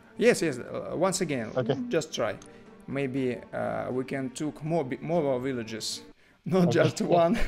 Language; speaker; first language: English; non-native, learner; Russian